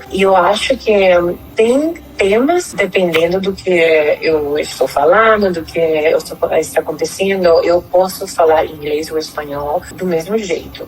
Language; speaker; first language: Portuguese; non-native, fluent; Spanish